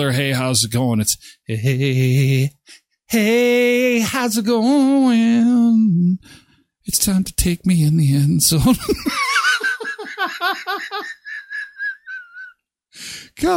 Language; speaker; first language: English; native; English